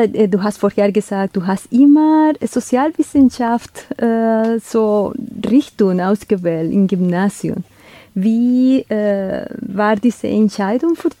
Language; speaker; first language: German; non-native, fluent; Spanish